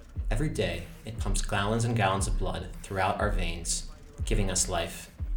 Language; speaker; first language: English; native; English